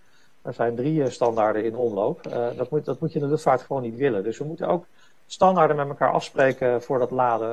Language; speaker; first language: Dutch; native; Dutch